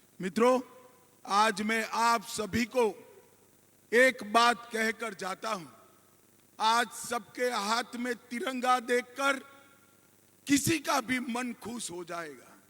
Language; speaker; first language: Hindi; non-native, local second language; Gujarati